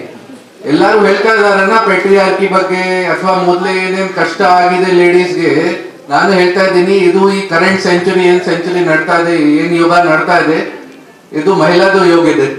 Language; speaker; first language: Kannada; non-native, local second language; Hindi